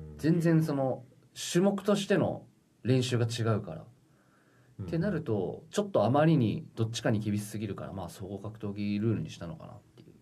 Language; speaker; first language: Japanese; native; Japanese